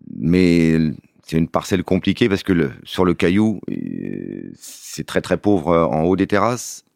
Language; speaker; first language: French; native; French